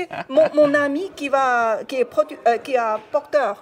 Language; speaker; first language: French; non-native, learner; Chinese